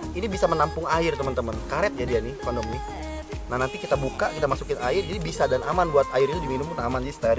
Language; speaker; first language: Indonesian; native; Indonesian